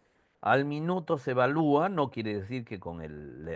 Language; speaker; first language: Spanish; native; Spanish